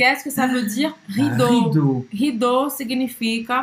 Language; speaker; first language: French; non-native, fluent; Portuguese